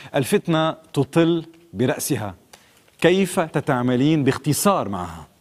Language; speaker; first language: Arabic; native; Arabic